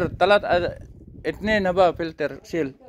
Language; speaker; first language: Arabic; non-native, learner; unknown